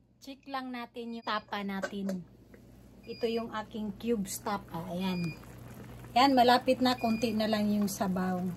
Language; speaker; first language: Filipino; non-native, local second language; Cebuano